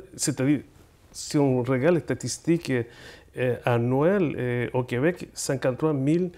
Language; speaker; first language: French; non-native, fluent; Spanish